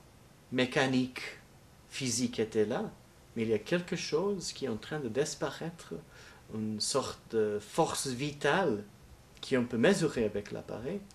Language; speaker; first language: French; non-native, learner; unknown